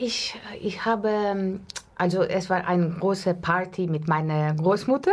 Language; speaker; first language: German; non-native, learner; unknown